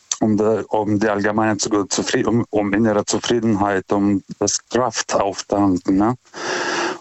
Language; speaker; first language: German; non-native, fluent; Lithuanian